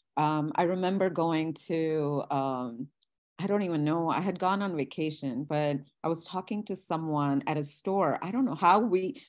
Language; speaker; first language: English; non-native, local second language; Gujarati